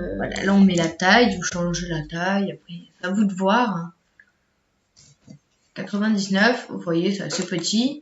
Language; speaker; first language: French; native; French